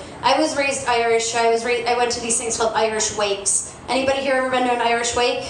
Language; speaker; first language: English; native; English